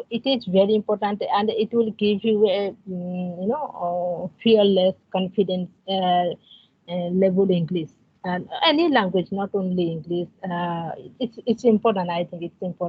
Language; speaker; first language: English; non-native, learner; Odia